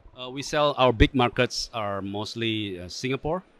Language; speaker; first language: English; non-native, fluent; Indonesian